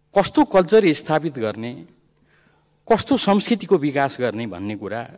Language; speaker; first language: Nepali; non-native, local second language; Limbu